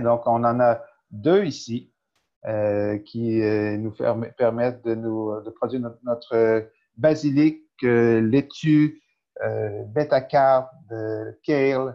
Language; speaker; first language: French; native; French